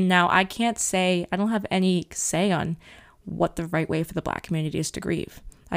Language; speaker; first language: English; native; English